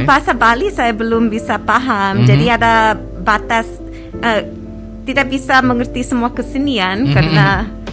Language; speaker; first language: Indonesian; non-native, fluent; English